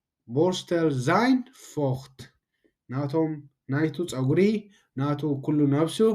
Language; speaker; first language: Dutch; non-native, learner; Tigrinya